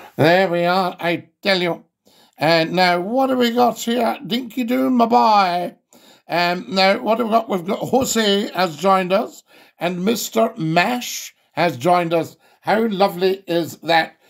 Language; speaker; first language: English; native; English